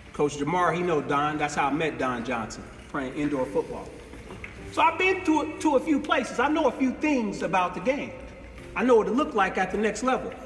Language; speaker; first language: English; native; English